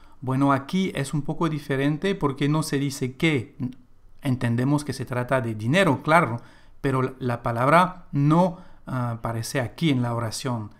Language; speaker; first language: Spanish; non-native, fluent; French